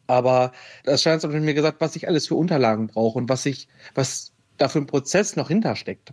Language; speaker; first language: German; native; German